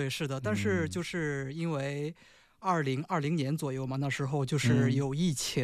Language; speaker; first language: Chinese; native; Chinese